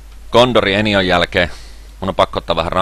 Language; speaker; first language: Finnish; native; Finnish